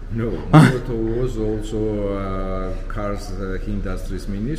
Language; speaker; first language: English; non-native, learner; Georgian